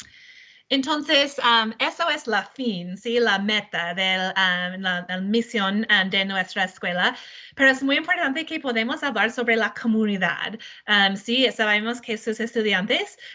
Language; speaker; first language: Spanish; non-native, learner; English